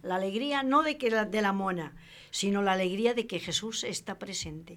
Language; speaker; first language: Catalan; non-native, local second language; Spanish